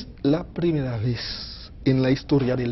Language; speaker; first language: Spanish; non-native, fluent; Haitian Creole